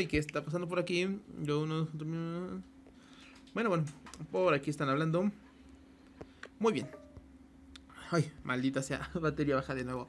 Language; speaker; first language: Spanish; native; Spanish